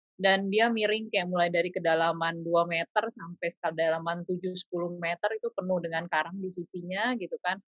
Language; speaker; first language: Indonesian; native; Indonesian